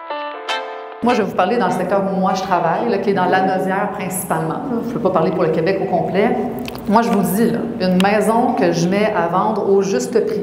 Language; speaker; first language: French; native; French